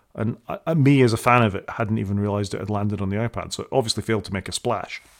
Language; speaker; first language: English; native; English